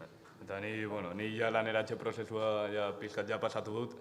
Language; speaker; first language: Basque; non-native, local second language; Spanish